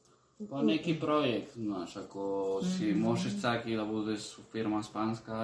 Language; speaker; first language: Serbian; early bilingual, heritage; Spanish